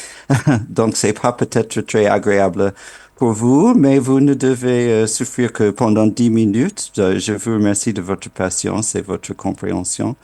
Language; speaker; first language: French; non-native, fluent; English